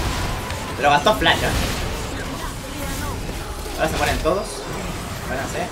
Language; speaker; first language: Spanish; native; Spanish